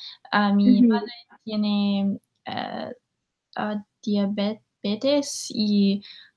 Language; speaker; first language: Spanish; non-native, learner; English